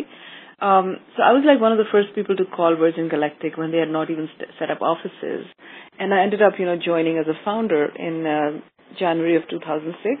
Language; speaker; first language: English; non-native, local second language; Urdu